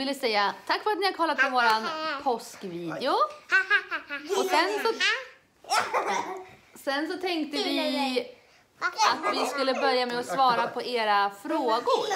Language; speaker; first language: Swedish; native; Swedish